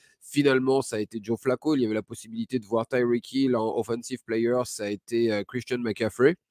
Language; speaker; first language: French; native; French